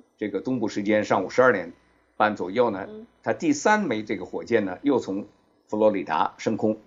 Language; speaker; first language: Chinese; native; Chinese